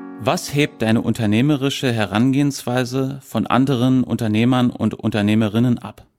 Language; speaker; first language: German; native; German